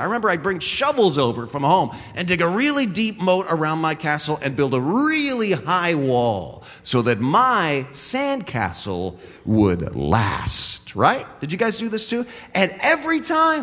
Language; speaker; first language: English; native; English